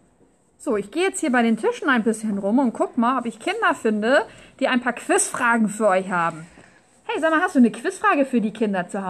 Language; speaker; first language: German; native; German